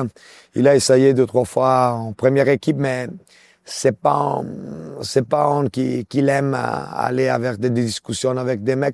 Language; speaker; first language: French; non-native, local second language; Italian